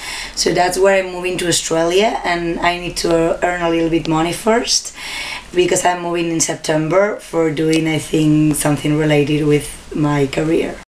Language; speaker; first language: English; non-native, learner; Spanish